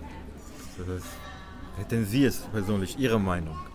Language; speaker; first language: German; non-native, fluent; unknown